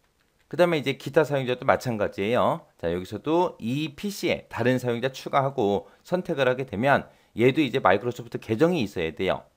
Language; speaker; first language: Korean; native; Korean